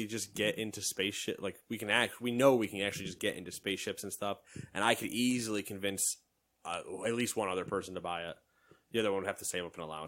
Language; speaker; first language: English; native; English